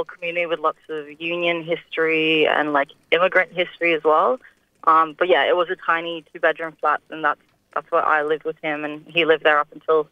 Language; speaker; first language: English; native; English